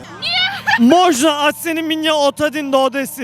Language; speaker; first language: Russian; non-native, learner; Turkish